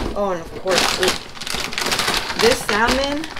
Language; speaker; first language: English; early bilingual, other home language; Spanish